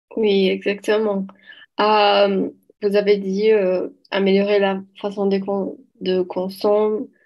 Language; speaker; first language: French; non-native, learner; Portuguese